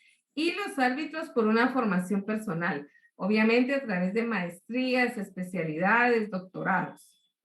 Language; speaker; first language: Spanish; native; Spanish